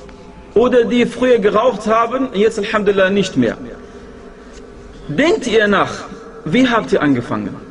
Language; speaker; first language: German; non-native, fluent; Arabic